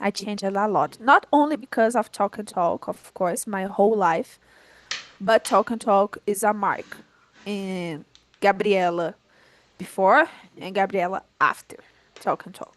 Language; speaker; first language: English; non-native, learner; Portuguese